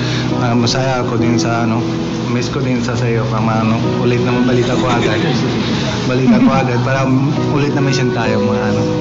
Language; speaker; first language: Filipino; non-native, learner; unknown